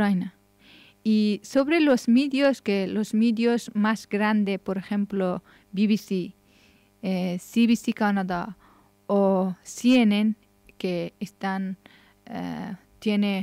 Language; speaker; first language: Spanish; non-native, learner; Persian